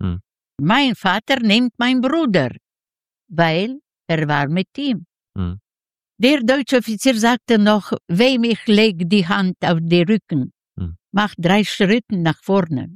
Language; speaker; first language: German; non-native, learner; Yiddish